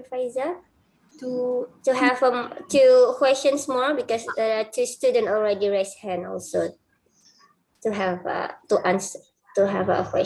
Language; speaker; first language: English; non-native, fluent; Indonesian